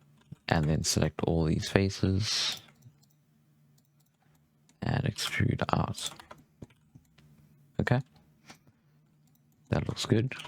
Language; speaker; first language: English; native; English